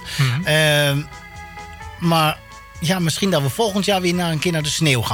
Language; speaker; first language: Dutch; native; Dutch